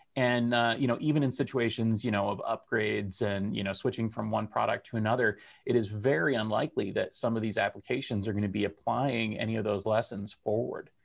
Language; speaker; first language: English; native; English